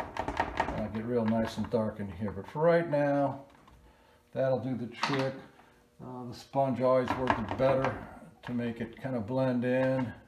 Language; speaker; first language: English; native; English